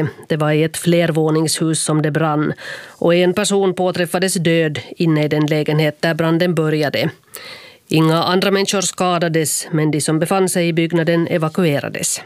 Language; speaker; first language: Swedish; native; Swedish